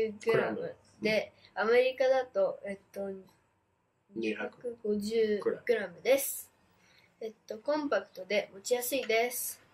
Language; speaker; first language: Japanese; early bilingual, heritage; Japanese